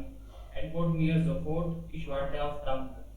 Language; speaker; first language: German; non-native, learner; Hindi